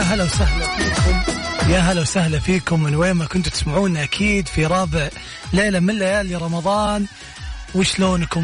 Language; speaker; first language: Arabic; native; Arabic